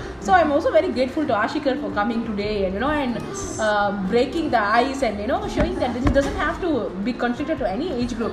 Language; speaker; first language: English; non-native, local second language; Tamil